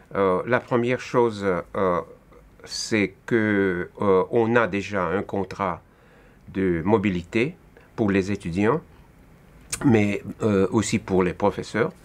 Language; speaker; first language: French; non-native, fluent; Russian